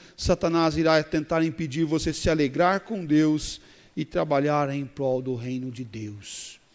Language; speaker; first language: Portuguese; native; Portuguese